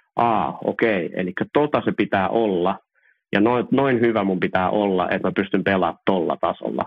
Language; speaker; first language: Finnish; early bilingual, other home language; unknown